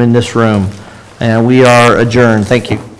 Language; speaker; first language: English; native; English